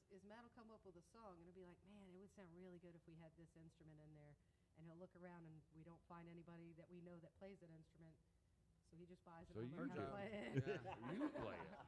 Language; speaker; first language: English; native; English